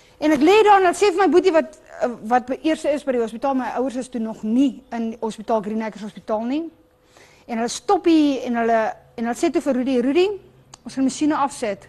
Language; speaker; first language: Afrikaans; non-native, local second language; English